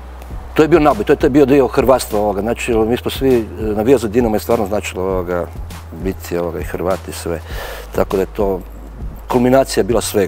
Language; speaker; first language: Croatian; native; Croatian